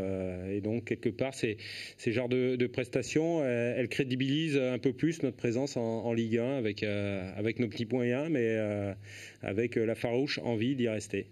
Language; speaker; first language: French; native; French